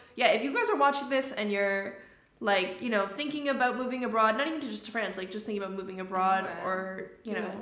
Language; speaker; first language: English; native; English